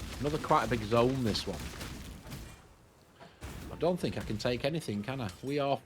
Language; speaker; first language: English; native; English